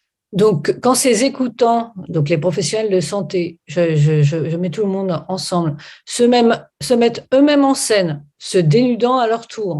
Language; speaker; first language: French; native; French